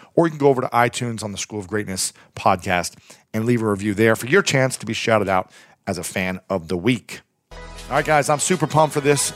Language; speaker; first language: English; native; English